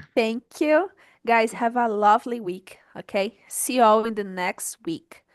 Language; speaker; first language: English; non-native, learner; Portuguese